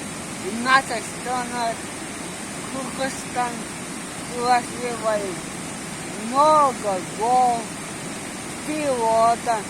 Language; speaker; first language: Russian; non-native, local second language; Kyrgyz